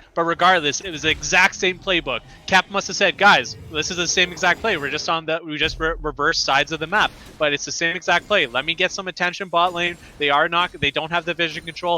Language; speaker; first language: English; native; English